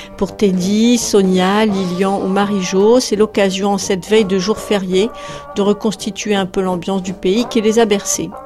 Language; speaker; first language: French; native; French